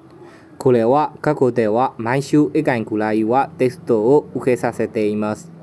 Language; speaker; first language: Japanese; non-native, learner; Burmese